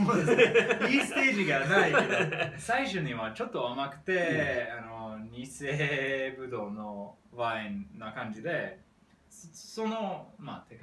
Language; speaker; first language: Japanese; non-native, learner; English